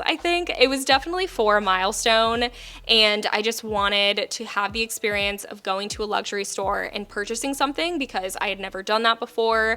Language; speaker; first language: English; native; English